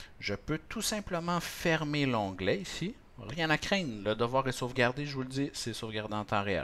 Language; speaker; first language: French; native; French